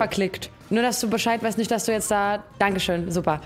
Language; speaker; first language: German; native; German